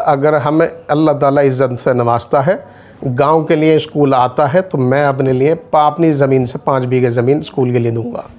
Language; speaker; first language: Hindi; native; Hindi